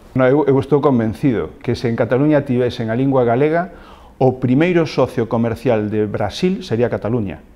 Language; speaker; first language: Galician; non-native, local second language; Spanish